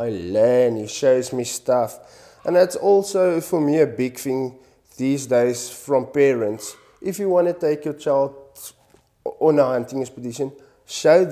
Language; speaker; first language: English; non-native, local second language; Afrikaans